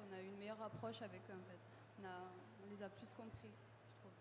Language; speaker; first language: French; native; French